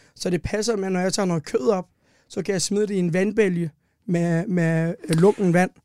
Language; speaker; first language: Danish; early bilingual, other home language; Turkish